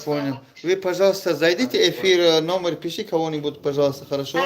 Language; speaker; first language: Russian; non-native, learner; Tajik